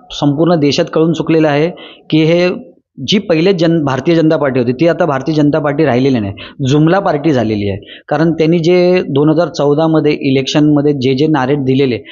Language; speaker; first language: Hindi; non-native, local second language; Marathi